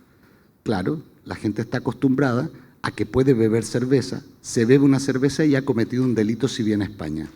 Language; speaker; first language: Spanish; native; Spanish